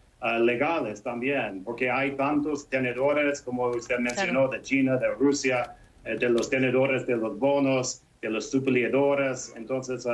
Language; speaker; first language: Spanish; non-native, fluent; English